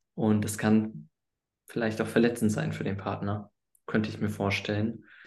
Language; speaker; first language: German; native; German